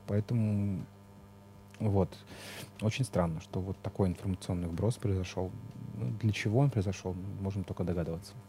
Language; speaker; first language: Russian; native; Russian